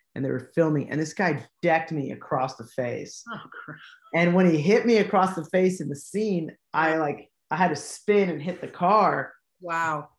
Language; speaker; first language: English; native; English